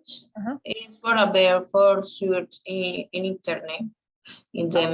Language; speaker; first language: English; non-native, learner; Spanish